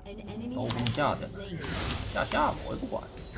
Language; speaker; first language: Chinese; native; Chinese